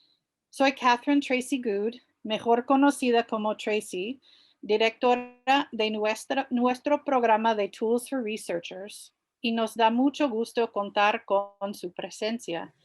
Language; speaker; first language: Spanish; non-native, fluent; English